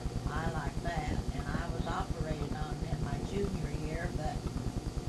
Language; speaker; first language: English; native; English